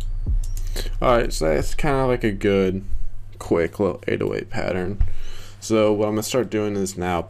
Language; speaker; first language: English; native; English